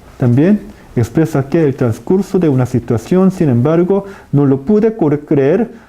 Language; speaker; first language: Spanish; non-native, fluent; Korean